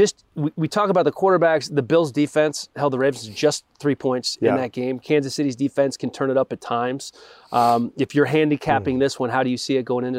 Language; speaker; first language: English; native; English